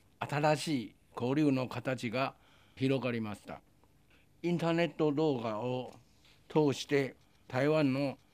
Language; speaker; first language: Japanese; non-native, fluent; Chinese